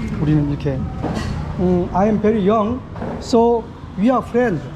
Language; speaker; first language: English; non-native, learner; Korean